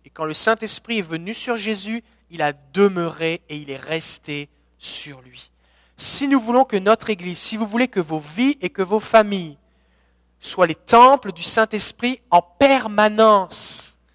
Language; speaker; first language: French; native; French